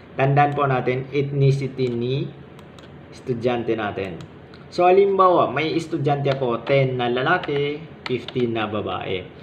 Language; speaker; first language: Filipino; non-native, local second language; Maranao